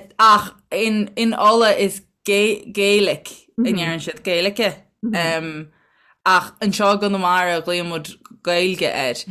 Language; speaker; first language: Irish; native; Irish